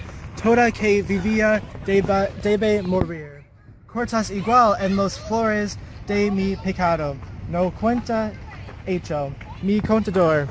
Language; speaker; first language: Spanish; non-native, learner; English